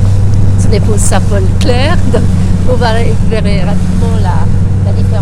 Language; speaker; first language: French; native; French